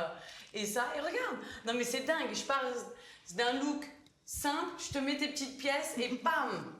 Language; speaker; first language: French; native; French